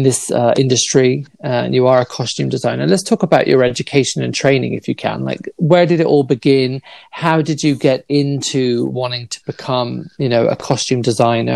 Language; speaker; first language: English; native; English